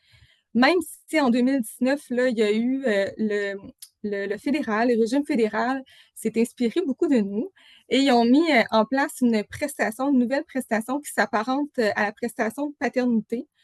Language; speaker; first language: French; native; French